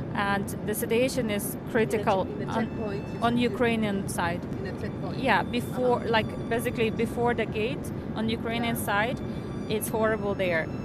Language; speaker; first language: English; non-native, fluent; Ukrainian